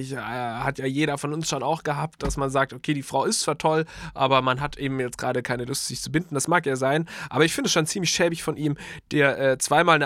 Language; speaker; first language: German; native; German